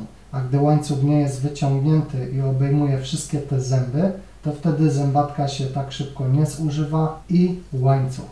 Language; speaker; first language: Polish; native; Polish